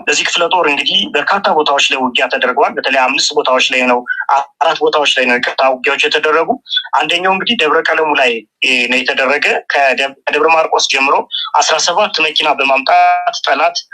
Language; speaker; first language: Amharic; native; Amharic